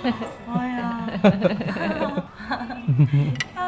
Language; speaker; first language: Chinese; non-native, learner; Korean